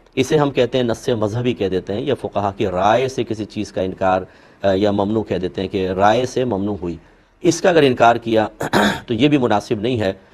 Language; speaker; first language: Urdu; native; Urdu